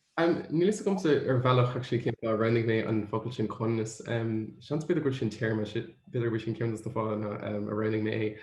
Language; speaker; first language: Irish; native; Irish